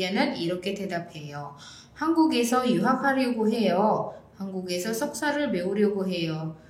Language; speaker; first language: Korean; non-native, fluent; Indonesian